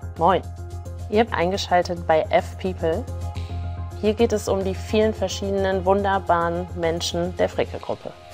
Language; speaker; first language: German; native; German